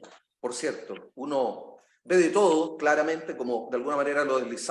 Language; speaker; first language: Spanish; native; Spanish